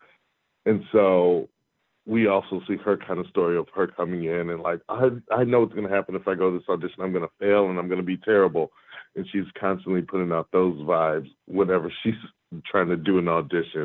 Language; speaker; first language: English; native; English